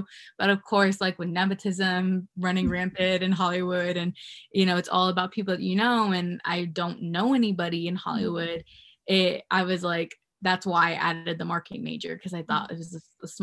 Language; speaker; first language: English; native; English